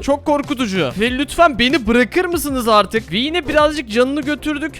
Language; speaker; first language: Turkish; native; Turkish